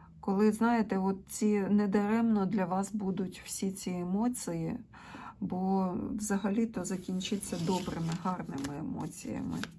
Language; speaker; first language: Ukrainian; non-native, local second language; Russian